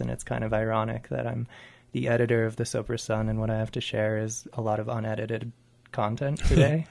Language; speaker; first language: English; native; English